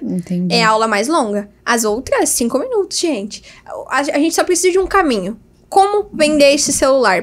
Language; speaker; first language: Portuguese; native; Portuguese